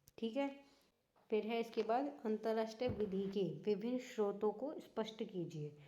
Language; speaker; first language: Hindi; native; Hindi